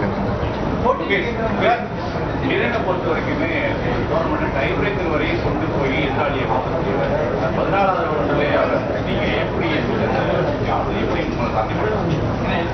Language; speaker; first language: Tamil; native; Tamil